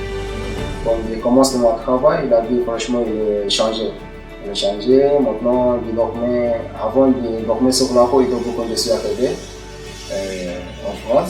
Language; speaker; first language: French; non-native, learner; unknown